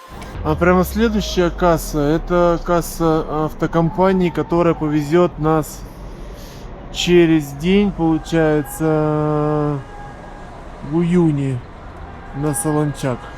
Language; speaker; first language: Russian; native; Russian